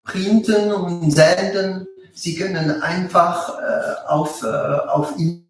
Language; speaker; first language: German; non-native, local second language; French